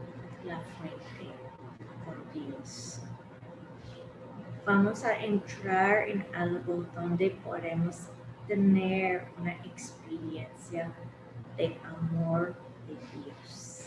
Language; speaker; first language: Spanish; early bilingual, heritage; English